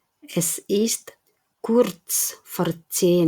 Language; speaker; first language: German; non-native, fluent; Indonesian